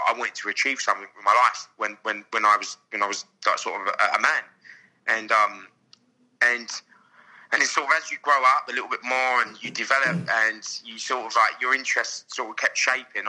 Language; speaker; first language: English; native; English